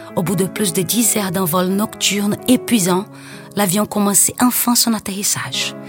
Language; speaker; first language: French; non-native, fluent; Portuguese